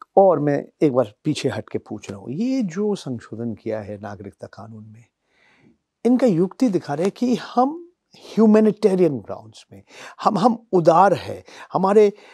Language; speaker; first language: Hindi; non-native, local second language; Bangla